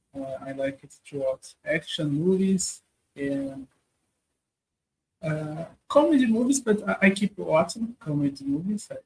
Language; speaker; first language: English; non-native, learner; Portuguese